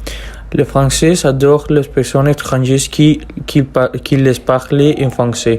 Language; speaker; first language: French; non-native, learner; Spanish